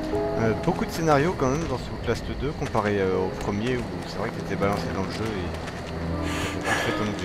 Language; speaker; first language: French; native; French